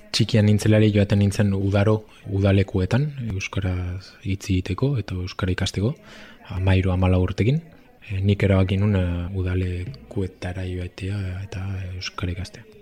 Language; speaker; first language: Basque; non-native, local second language; Spanish